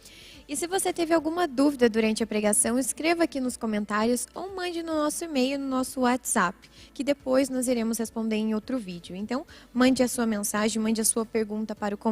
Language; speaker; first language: Portuguese; native; Portuguese